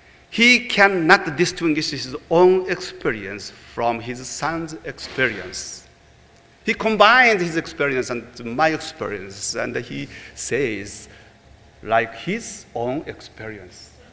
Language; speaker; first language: English; non-native, fluent; Japanese